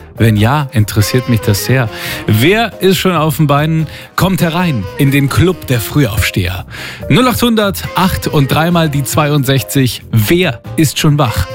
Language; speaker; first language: German; native; German